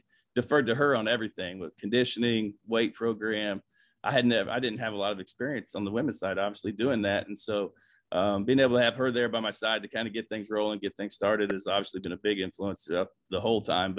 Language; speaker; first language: English; native; English